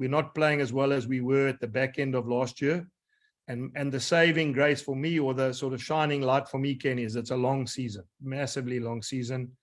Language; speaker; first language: English; native; English